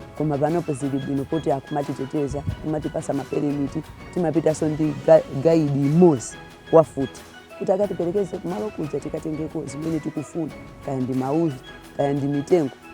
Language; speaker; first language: Nyanja; non-native, local second language; Tumbuka